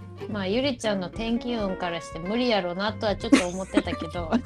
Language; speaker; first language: Japanese; early bilingual, heritage; Japanese